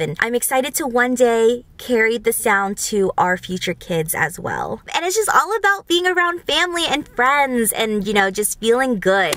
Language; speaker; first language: English; early bilingual, other home language; Vietnamese